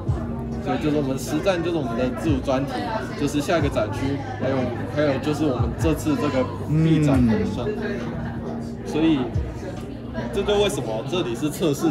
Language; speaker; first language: Chinese; native; Chinese